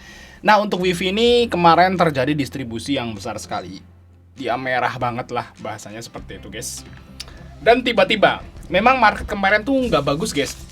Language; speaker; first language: Indonesian; native; Indonesian